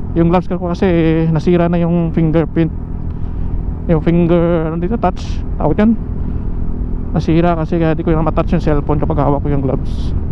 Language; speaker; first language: Filipino; non-native, local second language; Hiligaynon